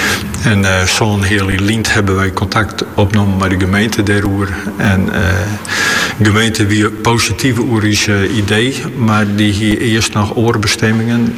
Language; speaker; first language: Dutch; native; Dutch